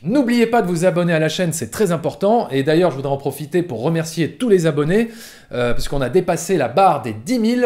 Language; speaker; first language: French; native; French